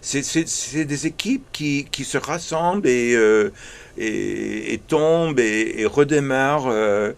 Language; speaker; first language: French; early bilingual, heritage; English